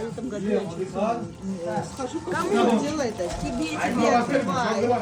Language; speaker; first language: Russian; non-native, learner; Georgian